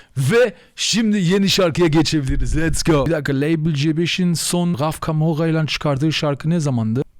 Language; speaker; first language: Turkish; native; Turkish